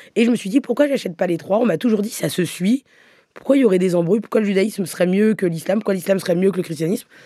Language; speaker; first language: French; native; French